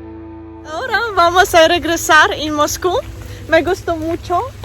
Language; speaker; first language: Spanish; non-native, learner; Russian